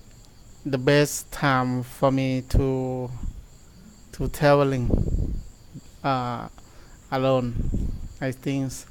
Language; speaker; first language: English; non-native, learner; Thai